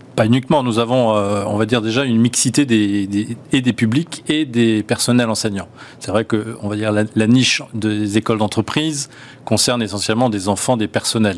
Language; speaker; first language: French; native; French